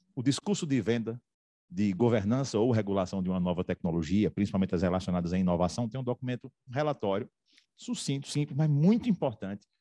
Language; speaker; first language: Portuguese; native; Portuguese